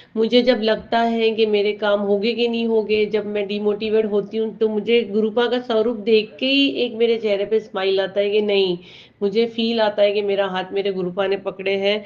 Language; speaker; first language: Hindi; native; Hindi